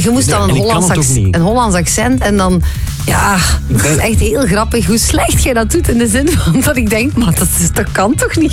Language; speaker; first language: Dutch; native; Dutch